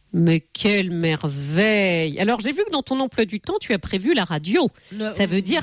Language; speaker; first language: French; native; French